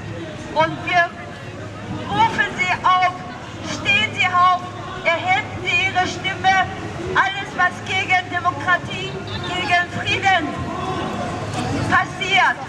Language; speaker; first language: German; non-native, fluent; Korean